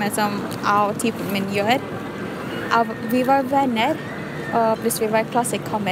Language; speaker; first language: Norwegian; non-native, fluent; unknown